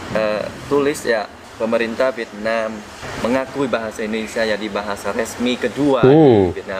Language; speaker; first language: Indonesian; non-native, fluent; Vietnamese